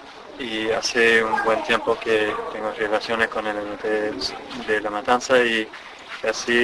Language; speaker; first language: Spanish; non-native, fluent; English